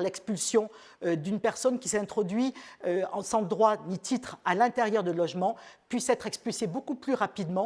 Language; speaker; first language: French; native; French